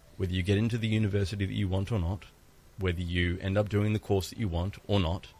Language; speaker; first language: English; early bilingual, other home language; Greek